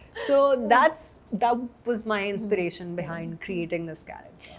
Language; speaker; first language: English; non-native, local second language; Hindi